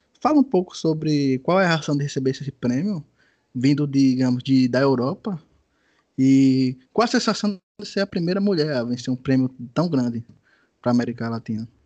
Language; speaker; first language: Portuguese; native; Portuguese